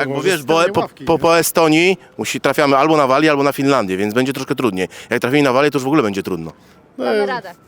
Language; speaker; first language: Polish; native; Polish